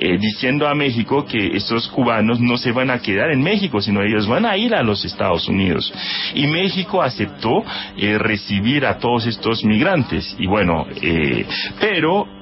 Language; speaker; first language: Spanish; non-native, fluent; Haitian Creole